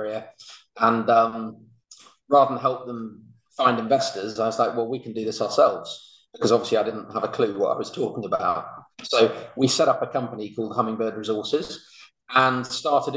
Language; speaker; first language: English; native; English